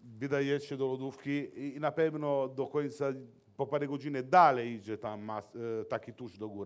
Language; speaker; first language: Polish; non-native, learner; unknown